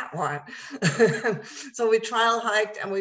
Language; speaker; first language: English; non-native, fluent; German